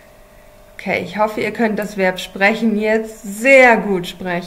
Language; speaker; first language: German; non-native, fluent; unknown